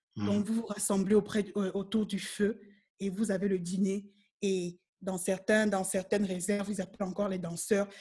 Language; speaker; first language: French; native; French